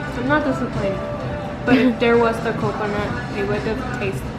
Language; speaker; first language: English; non-native, fluent; Mongolian